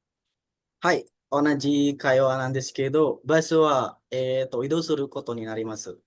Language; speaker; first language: Japanese; non-native, learner; Indonesian